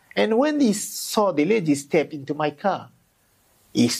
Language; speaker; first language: English; non-native, local second language; French